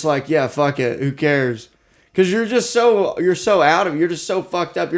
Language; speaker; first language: English; native; English